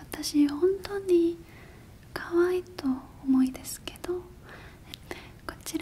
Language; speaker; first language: Japanese; non-native, fluent; Korean